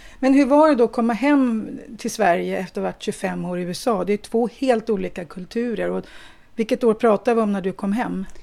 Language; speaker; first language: Swedish; native; Swedish